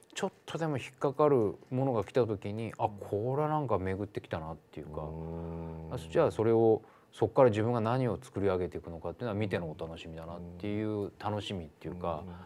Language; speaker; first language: Japanese; native; Japanese